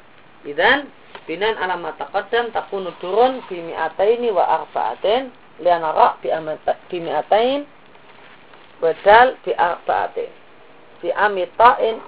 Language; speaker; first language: Arabic; non-native, fluent; Indonesian